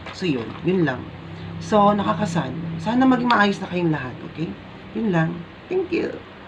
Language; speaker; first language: Filipino; native; Filipino